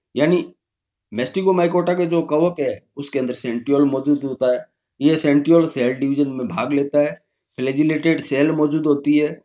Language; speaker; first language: Hindi; native; Hindi